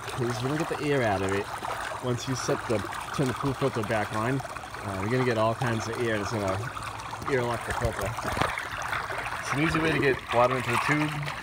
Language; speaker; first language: English; native; English